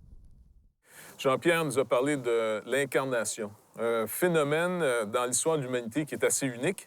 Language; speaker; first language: French; native; French